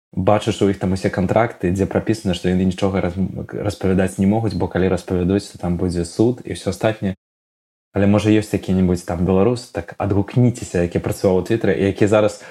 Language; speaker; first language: Belarusian; non-native, local second language; Russian